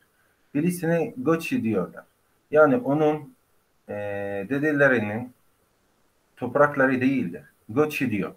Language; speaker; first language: Turkish; non-native, fluent; Arabic